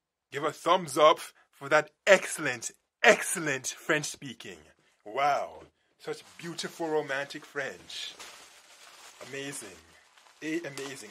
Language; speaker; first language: English; native; English